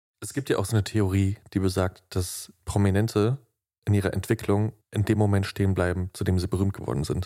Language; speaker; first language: German; native; German